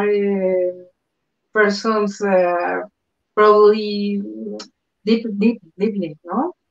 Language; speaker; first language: English; non-native, learner; Spanish